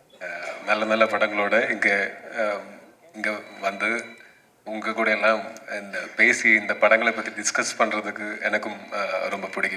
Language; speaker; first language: Tamil; non-native, learner; Malayalam